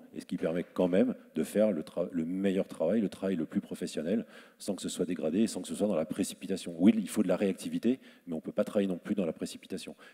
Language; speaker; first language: French; native; French